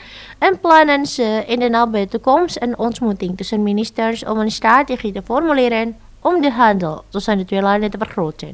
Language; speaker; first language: Dutch; non-native, fluent; Indonesian